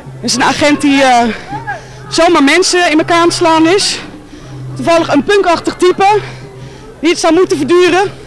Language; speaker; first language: Dutch; native; Dutch